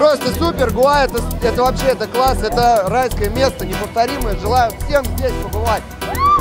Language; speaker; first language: Russian; native; Russian